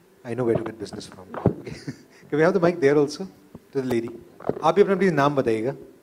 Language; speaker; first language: English; non-native, local second language; Hindi